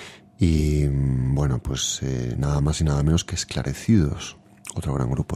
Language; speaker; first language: Spanish; native; Spanish